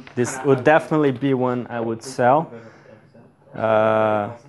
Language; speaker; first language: English; non-native, fluent; Portuguese